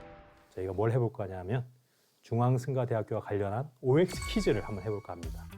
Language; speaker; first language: Korean; native; Korean